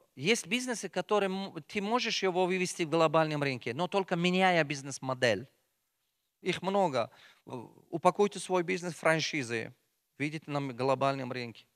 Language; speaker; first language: Russian; non-native, local second language; Tajik